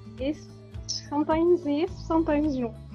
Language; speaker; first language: English; non-native, learner; Arabic